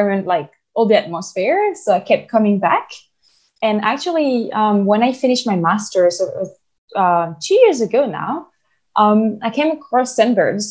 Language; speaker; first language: English; non-native, fluent; French